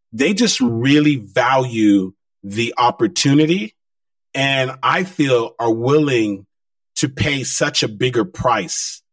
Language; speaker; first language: English; early bilingual, other home language; Haitian Creole